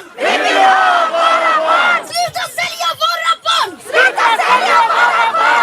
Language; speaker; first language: Swedish; early bilingual, other home language; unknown